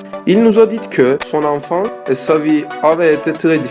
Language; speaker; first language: French; non-native, learner; Turkish